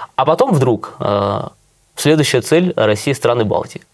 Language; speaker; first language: Russian; native; Russian